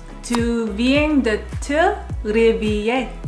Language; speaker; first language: French; non-native, learner; Korean